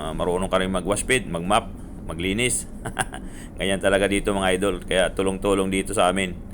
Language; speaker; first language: Filipino; native; Filipino